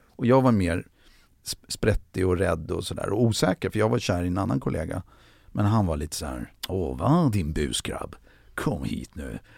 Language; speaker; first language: Swedish; native; Swedish